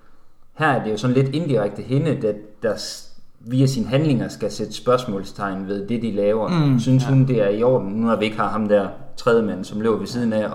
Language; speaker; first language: Danish; native; Danish